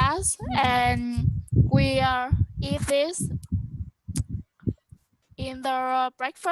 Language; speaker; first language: English; non-native, learner; Vietnamese